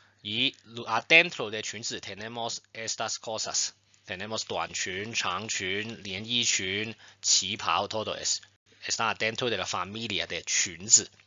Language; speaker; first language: Spanish; non-native, fluent; Chinese